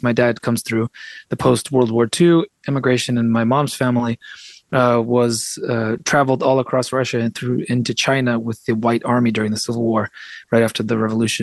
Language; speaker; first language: English; early bilingual, other home language; Russian